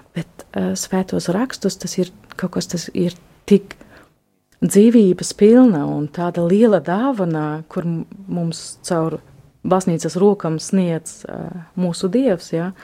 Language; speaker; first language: Latvian; non-native, fluent; German